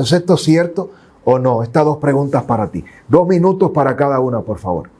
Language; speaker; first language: Spanish; native; Spanish